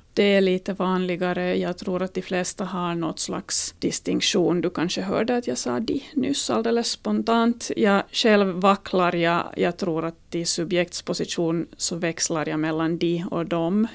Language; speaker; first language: Swedish; native; Swedish